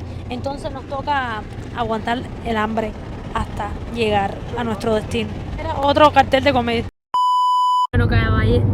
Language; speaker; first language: Spanish; native; Spanish